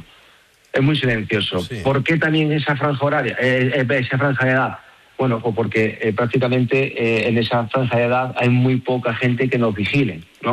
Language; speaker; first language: Spanish; native; Spanish